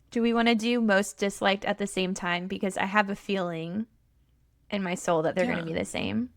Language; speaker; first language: English; native; English